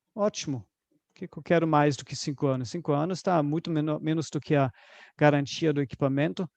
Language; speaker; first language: Portuguese; non-native, fluent; German